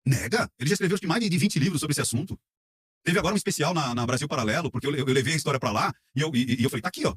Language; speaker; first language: Portuguese; native; Portuguese